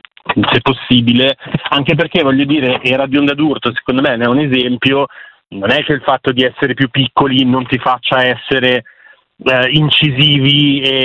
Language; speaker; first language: Italian; native; Italian